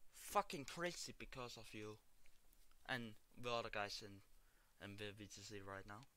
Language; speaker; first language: English; non-native, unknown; Danish